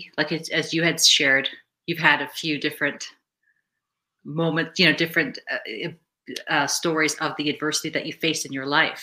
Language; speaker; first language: English; native; English